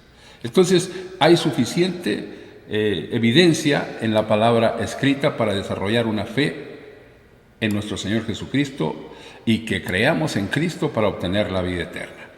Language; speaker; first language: Spanish; native; Spanish